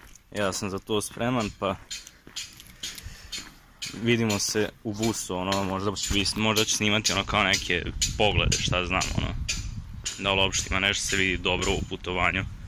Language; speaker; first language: Serbian; native; Serbian